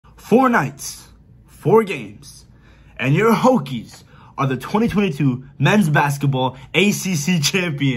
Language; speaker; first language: English; native; English